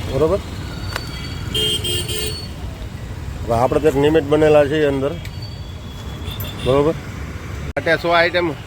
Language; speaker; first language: Gujarati; native; Gujarati